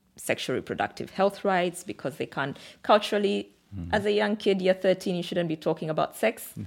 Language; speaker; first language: English; non-native, local second language; Bemba